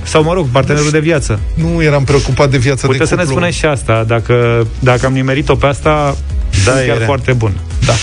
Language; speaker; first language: Romanian; native; Romanian